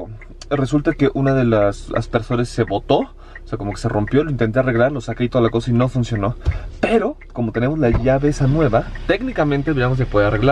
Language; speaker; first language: Spanish; native; Spanish